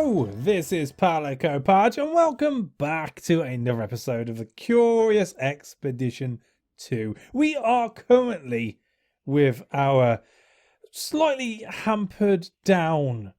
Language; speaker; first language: English; native; English